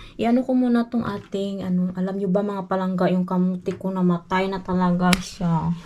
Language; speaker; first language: Filipino; non-native, local second language; Hiligaynon